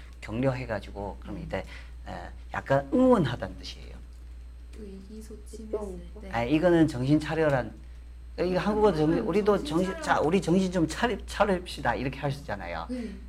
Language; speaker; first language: Korean; non-native, fluent; Chinese